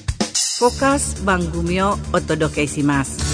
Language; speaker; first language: Japanese; non-native, fluent; Indonesian